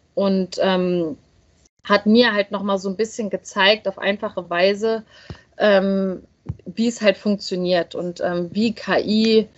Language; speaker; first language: German; native; German